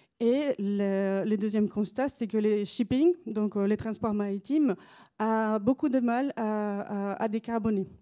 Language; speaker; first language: French; non-native, fluent; Spanish